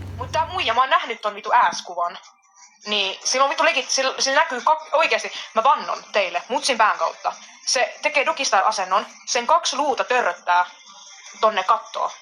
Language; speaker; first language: Finnish; native; Finnish